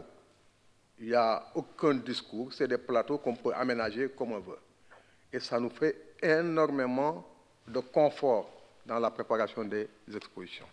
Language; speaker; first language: French; non-native, local second language; Wolof